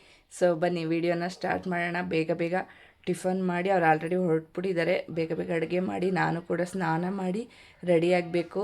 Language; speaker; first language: Kannada; native; Kannada